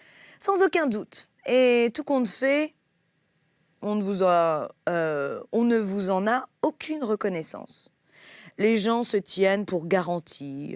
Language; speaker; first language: French; native; French